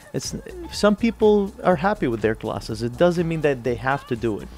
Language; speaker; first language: English; non-native, fluent; Arabic